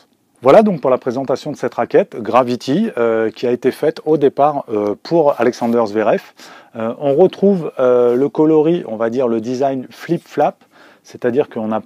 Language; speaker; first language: French; native; French